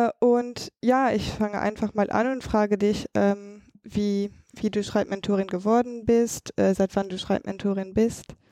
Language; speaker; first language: German; native; German